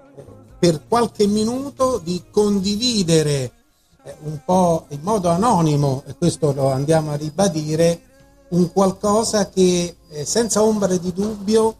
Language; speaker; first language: Italian; native; Italian